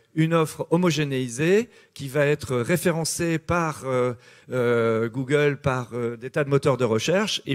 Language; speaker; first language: French; native; French